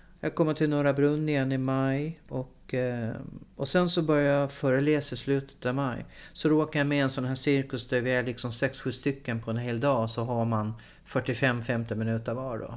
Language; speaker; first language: Swedish; native; Swedish